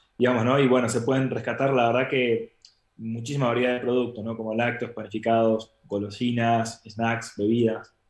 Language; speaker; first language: Spanish; native; Spanish